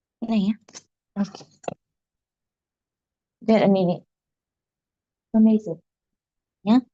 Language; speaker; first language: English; non-native, learner; Vietnamese